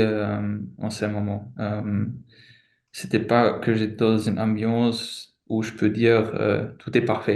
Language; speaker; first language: French; non-native, fluent; German